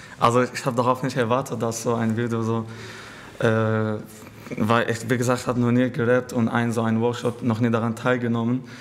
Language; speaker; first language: German; non-native, learner; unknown